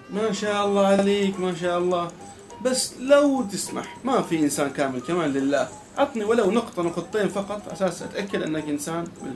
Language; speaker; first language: Arabic; native; Arabic